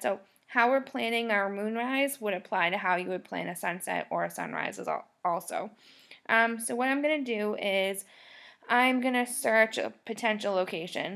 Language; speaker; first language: English; native; English